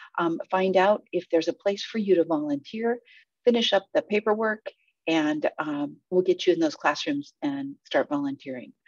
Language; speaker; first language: English; native; English